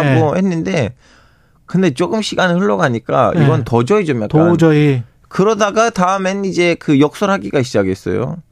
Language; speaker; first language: Korean; non-native, fluent; Turkish